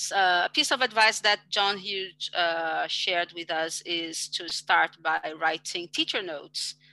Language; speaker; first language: English; non-native, fluent; Portuguese